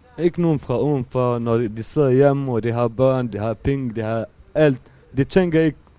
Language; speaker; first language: Danish; non-native, learner; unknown